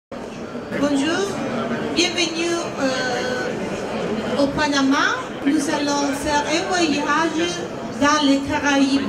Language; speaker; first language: French; non-native, fluent; Italian